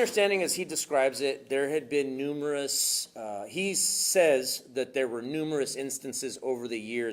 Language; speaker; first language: English; native; English